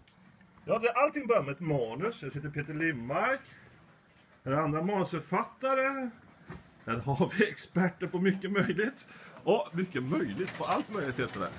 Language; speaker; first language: Swedish; native; Swedish